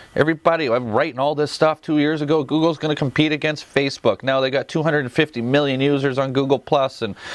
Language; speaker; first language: English; native; English